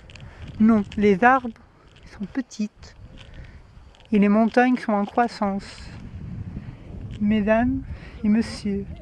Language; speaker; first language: French; non-native, fluent; Portuguese